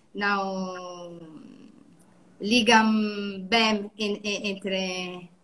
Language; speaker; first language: Portuguese; non-native, learner; Italian